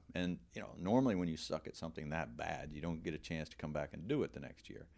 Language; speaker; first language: English; native; English